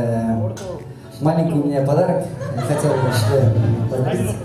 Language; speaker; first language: Russian; non-native, local second language; Kyrgyz